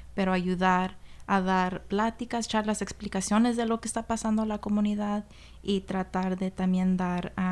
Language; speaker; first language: Spanish; early bilingual, heritage; Spanish